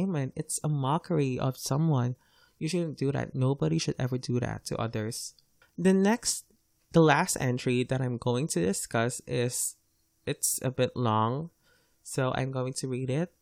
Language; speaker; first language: English; non-native, local second language; Filipino